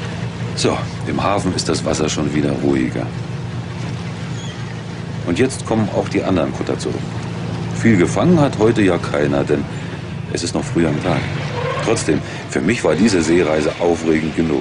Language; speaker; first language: German; native; German